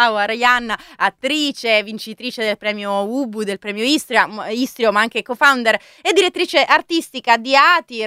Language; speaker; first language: Italian; native; Italian